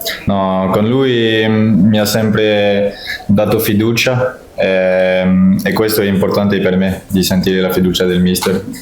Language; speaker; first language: Italian; non-native, fluent; French